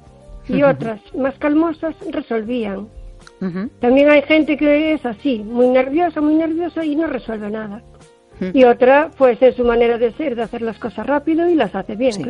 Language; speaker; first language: Spanish; native; Spanish